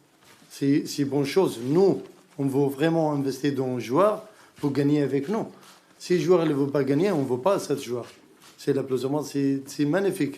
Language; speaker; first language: French; non-native, learner; Arabic